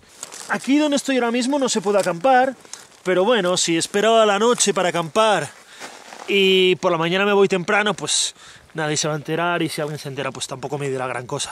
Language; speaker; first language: Spanish; native; Spanish